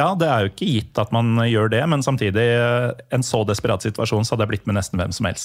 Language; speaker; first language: Norwegian; native; Norwegian